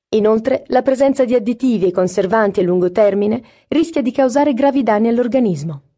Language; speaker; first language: Italian; native; Italian